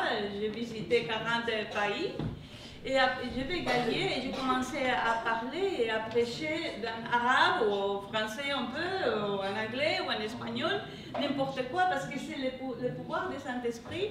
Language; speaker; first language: French; non-native, learner; English